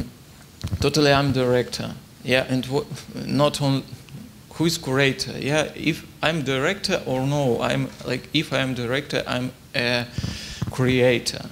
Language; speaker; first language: English; non-native, learner; Ukrainian